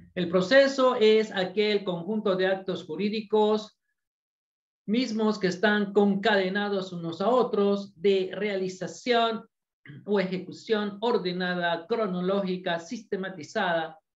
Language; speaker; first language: Spanish; native; Spanish